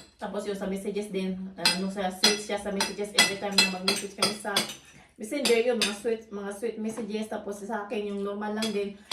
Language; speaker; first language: Filipino; native; Filipino